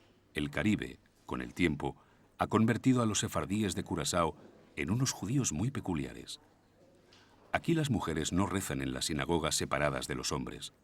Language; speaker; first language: Spanish; native; Spanish